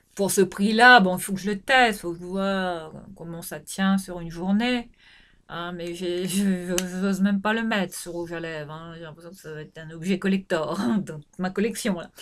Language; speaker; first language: French; native; French